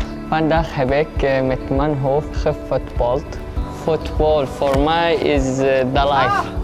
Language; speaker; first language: Dutch; non-native, learner; Arabic